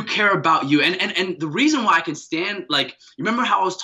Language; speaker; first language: English; native; English